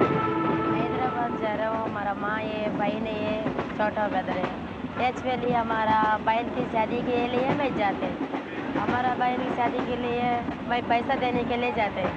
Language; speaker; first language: Hindi; non-native, local second language; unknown